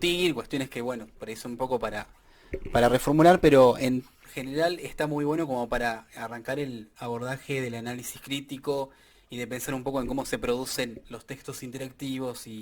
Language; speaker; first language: Spanish; native; Spanish